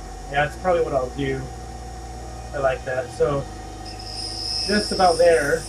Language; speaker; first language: English; native; English